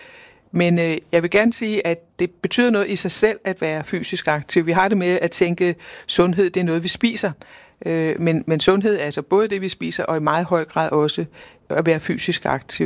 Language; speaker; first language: Danish; native; Danish